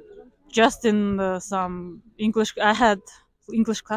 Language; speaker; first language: English; non-native, learner; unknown